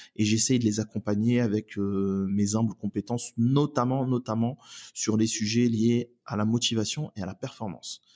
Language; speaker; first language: French; native; French